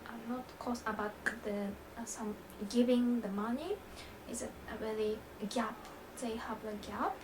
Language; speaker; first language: English; non-native, learner; Japanese